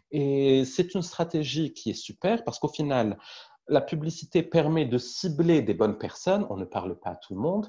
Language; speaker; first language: French; native; French